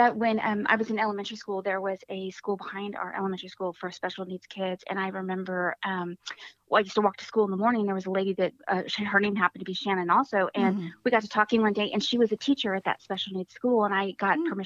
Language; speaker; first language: English; native; English